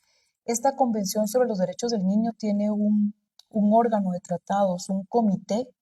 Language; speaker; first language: Spanish; native; Spanish